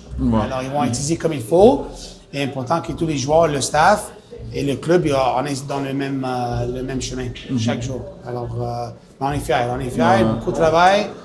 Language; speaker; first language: French; non-native, local second language; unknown